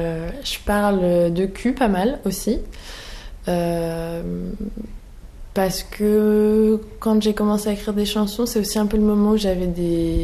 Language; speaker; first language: French; native; French